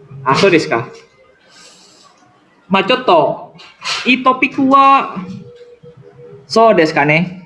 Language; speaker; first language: Japanese; non-native, learner; Indonesian